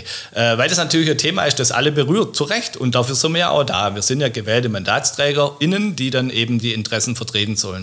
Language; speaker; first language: German; native; German